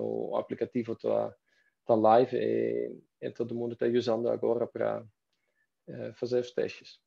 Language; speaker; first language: Portuguese; non-native, fluent; Dutch